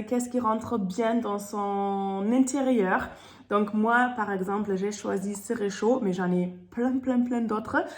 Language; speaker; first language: French; non-native, fluent; German